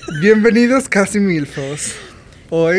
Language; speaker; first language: Spanish; native; Spanish